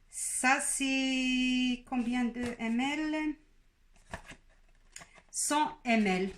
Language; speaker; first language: French; non-native, local second language; Arabic